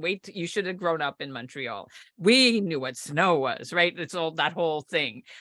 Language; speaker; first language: English; native; English